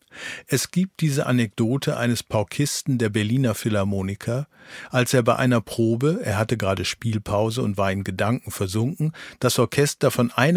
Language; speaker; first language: German; native; German